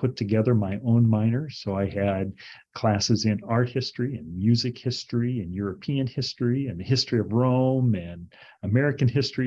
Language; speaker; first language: English; native; English